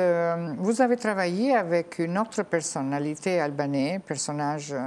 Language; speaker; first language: French; non-native, fluent; Albanian